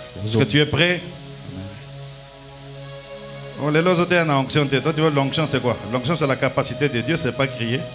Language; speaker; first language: French; non-native, local second language; Lingala